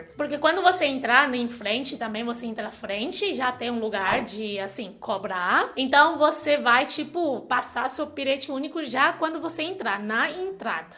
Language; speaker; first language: Portuguese; non-native, fluent; Chinese